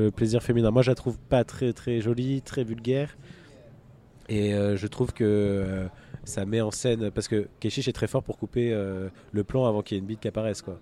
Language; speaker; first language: French; native; French